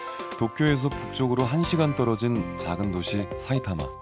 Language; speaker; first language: Korean; native; Korean